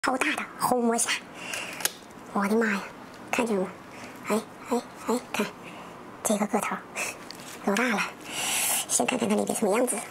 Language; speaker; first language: Chinese; native; Chinese